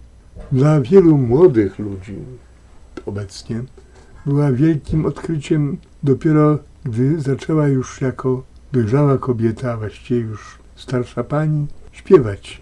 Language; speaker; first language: Polish; native; Polish